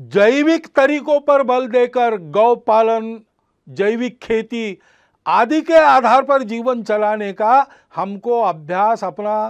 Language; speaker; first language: Hindi; non-native, local second language; Marathi